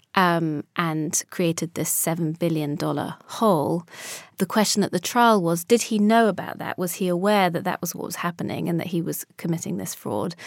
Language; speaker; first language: English; early bilingual, other home language; Polish